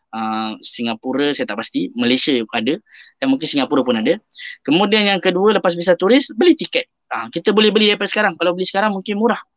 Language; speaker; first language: Malay; native; Malay